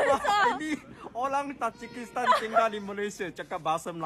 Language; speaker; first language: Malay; non-native, learner; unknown